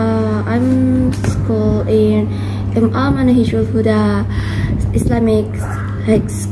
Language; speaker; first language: English; non-native, learner; Indonesian